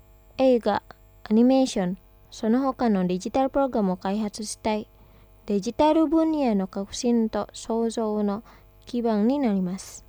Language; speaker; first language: Japanese; non-native, fluent; Indonesian